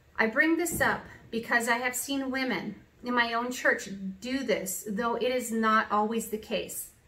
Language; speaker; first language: English; native; English